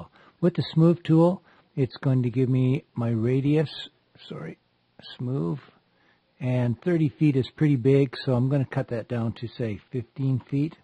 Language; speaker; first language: English; native; English